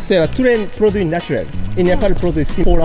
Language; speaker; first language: French; non-native, learner; Japanese